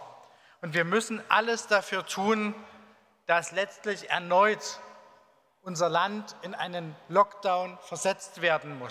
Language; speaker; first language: German; native; German